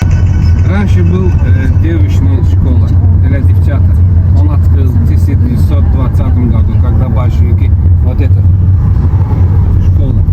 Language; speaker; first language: Russian; non-native, local second language; Azerbaijani